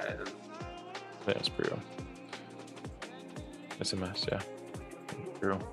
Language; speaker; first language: English; native; English